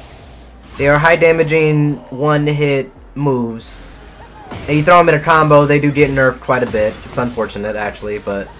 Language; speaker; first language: English; native; English